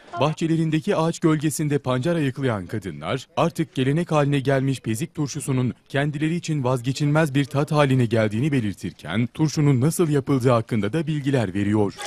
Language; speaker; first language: Turkish; native; Turkish